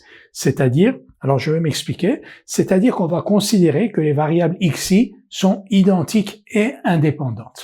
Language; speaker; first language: French; native; French